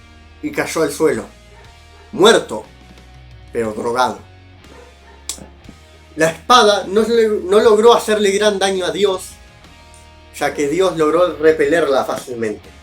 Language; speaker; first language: Spanish; native; Spanish